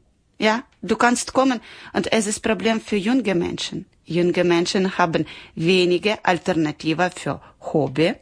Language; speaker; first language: German; non-native, learner; Ukrainian